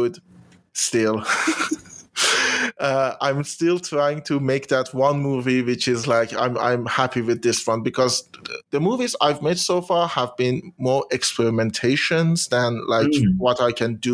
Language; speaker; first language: English; non-native, fluent; Persian